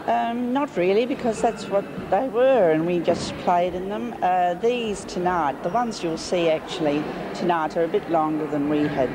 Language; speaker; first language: English; native; English